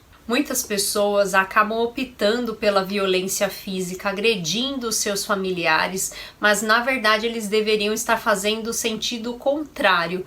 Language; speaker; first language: Portuguese; native; Portuguese